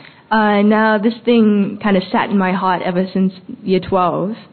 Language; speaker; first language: English; early bilingual, other home language; Chinese